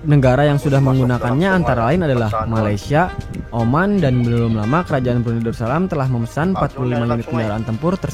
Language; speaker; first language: Indonesian; native; Indonesian